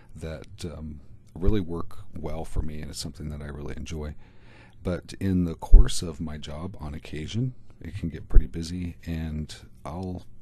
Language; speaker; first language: English; native; English